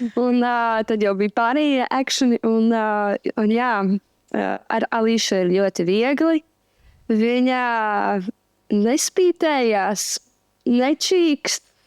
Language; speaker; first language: Latvian; native; Latvian